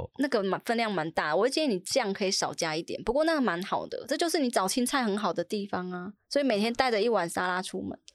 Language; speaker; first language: Chinese; native; Chinese